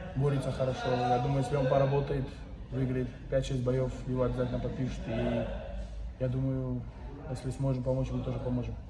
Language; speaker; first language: Russian; non-native, local second language; Uzbek